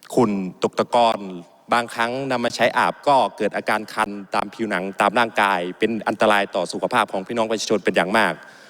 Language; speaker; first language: Thai; native; Thai